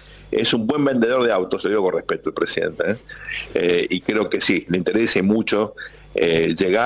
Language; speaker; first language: Spanish; native; Spanish